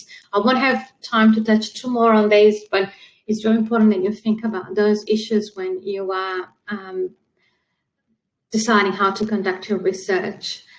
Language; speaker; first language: English; non-native, fluent; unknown